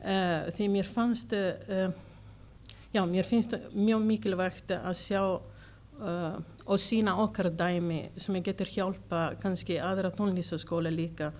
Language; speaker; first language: Icelandic; non-native, learner; Italian